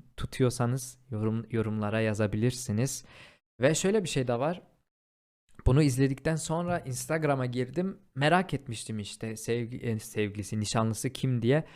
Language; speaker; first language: Turkish; early bilingual, heritage; Turkish